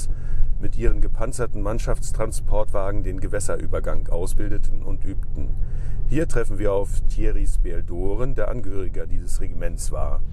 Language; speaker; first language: German; native; German